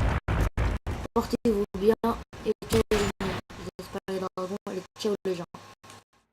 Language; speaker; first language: French; native; French